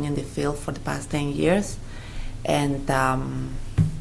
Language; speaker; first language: English; non-native, fluent; Spanish